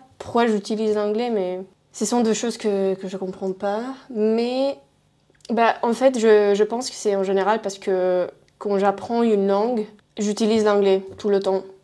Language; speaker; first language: French; non-native, fluent; Spanish